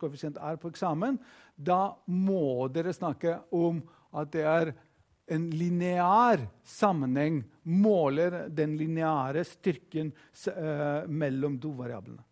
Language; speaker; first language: Norwegian; non-native, fluent; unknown